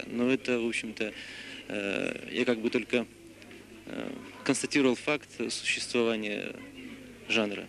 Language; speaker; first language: Russian; native; Russian